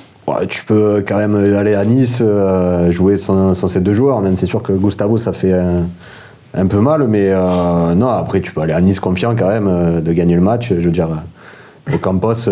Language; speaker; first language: French; native; French